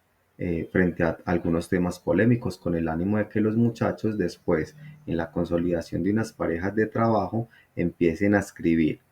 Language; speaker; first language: Spanish; native; Spanish